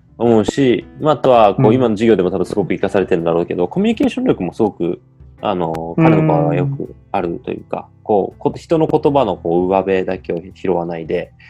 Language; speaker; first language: Japanese; native; Japanese